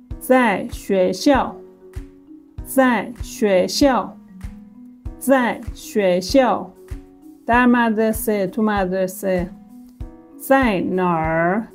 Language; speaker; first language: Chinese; non-native, fluent; Persian